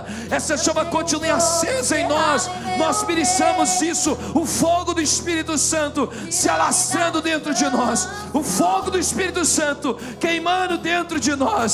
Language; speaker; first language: Portuguese; native; Portuguese